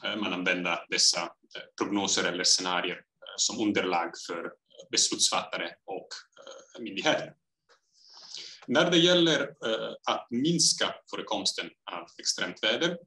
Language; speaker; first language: Swedish; non-native, fluent; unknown